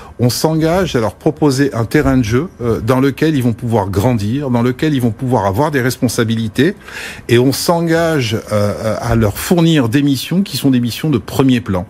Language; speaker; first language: French; early bilingual, other home language; Arabic